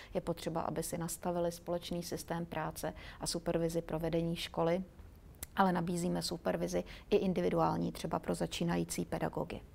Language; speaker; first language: Czech; native; Czech